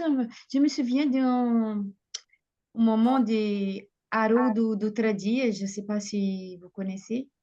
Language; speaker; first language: French; non-native, fluent; Portuguese